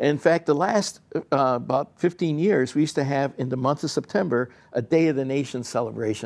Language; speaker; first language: English; early bilingual, other home language; Spanish